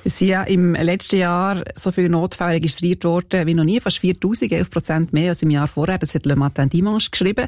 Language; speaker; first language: German; native; German